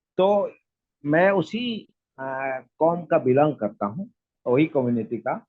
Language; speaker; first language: Hindi; non-native, local second language; Assamese